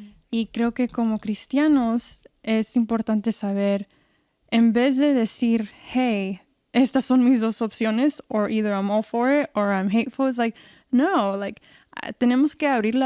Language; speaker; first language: Spanish; early bilingual, heritage; Spanish